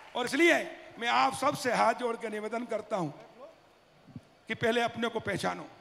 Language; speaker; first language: Hindi; native; Hindi